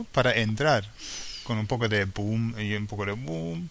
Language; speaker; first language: Spanish; non-native, fluent; English